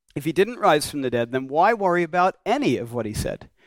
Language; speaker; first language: English; native; English